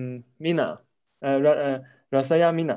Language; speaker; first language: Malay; non-native, local second language; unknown